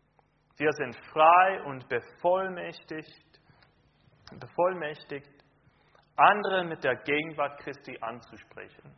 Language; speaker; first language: German; non-native, fluent; English